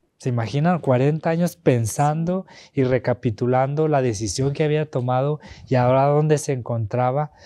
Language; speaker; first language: Spanish; native; Spanish